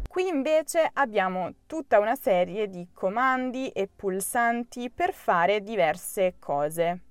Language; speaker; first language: Italian; native; Italian